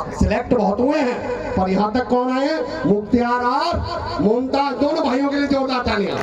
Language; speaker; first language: Hindi; native; Hindi